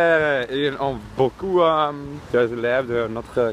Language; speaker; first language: French; non-native, learner; Dutch